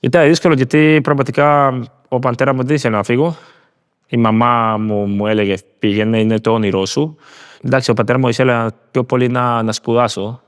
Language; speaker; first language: Greek; non-native, learner; Spanish